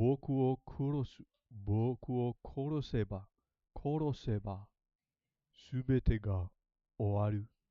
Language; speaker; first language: Japanese; non-native, learner; English